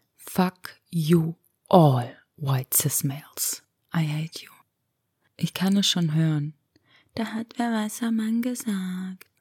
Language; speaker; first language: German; early bilingual, other home language; Romanian